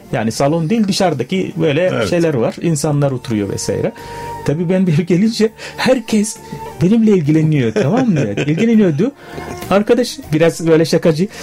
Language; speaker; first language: Turkish; non-native, fluent; Arabic